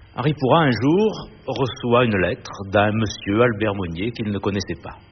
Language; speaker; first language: French; native; French